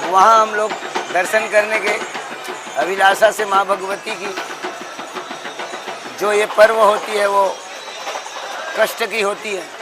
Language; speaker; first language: Hindi; native; Hindi